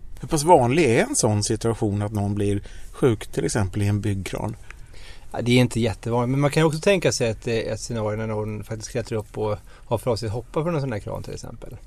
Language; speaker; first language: Swedish; native; Swedish